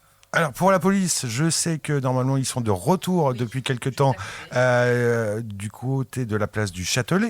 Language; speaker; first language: French; native; French